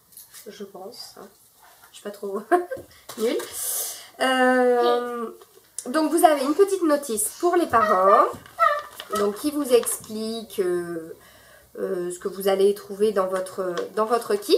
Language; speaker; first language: French; native; French